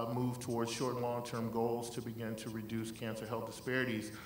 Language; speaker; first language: English; native; English